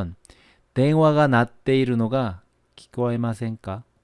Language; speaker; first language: Japanese; non-native, fluent; Korean